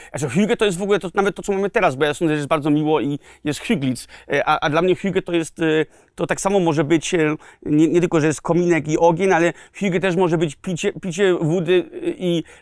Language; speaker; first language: Polish; early bilingual, heritage; Polish